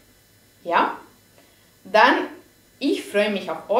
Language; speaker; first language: German; non-native, fluent; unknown